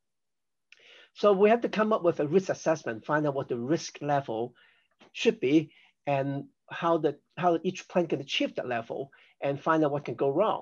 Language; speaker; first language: English; non-native, local second language; Cantonese